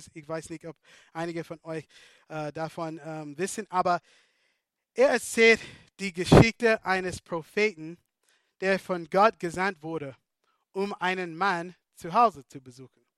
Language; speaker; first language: German; non-native, fluent; English